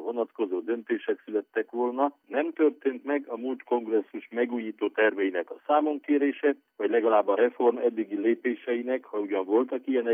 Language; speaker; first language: Hungarian; native; Hungarian